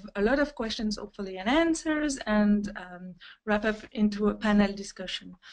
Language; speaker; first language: English; non-native, fluent; French